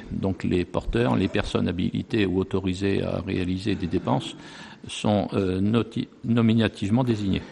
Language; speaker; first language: French; native; French